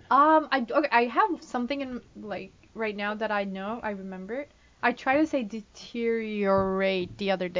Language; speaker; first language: English; non-native, fluent; Turkish